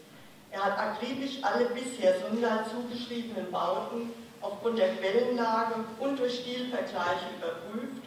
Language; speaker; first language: German; native; German